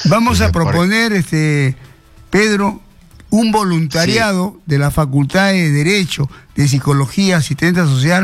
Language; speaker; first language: Spanish; native; Spanish